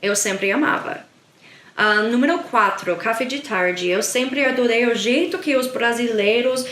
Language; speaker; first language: Portuguese; non-native, learner; English